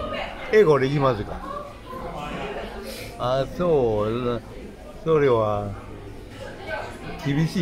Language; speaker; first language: Japanese; non-native, learner; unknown